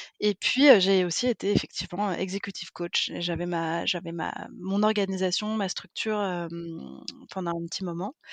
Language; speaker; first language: French; native; French